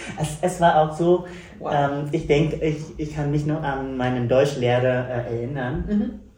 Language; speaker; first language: German; non-native, fluent; Vietnamese